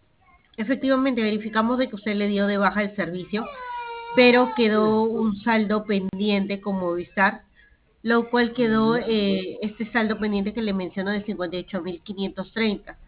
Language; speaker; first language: Spanish; native; Spanish